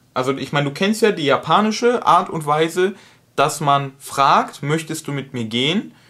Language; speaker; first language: German; native; German